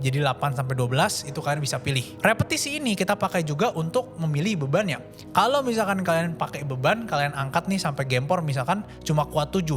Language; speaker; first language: Indonesian; native; Indonesian